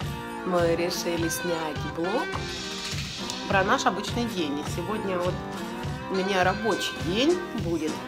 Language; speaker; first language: Russian; native; Russian